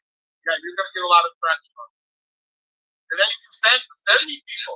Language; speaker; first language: English; native; English